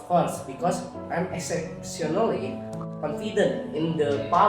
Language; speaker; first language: English; non-native, learner; Indonesian